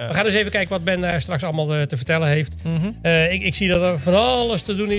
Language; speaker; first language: Dutch; native; Dutch